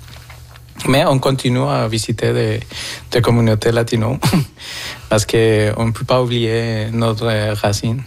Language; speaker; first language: French; non-native, fluent; Spanish